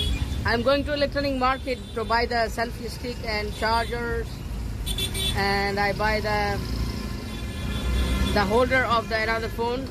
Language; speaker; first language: English; non-native, learner; Hindi